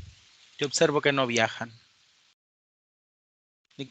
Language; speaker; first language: Spanish; native; Spanish